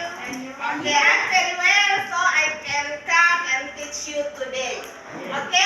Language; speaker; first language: English; non-native, learner; Indonesian